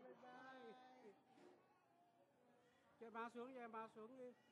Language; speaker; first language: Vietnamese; early bilingual, heritage; Vietnamese